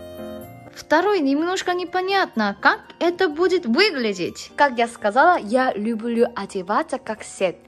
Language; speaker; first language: Russian; non-native, fluent; Korean